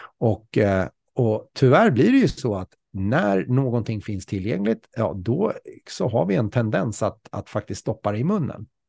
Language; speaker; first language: Swedish; native; Swedish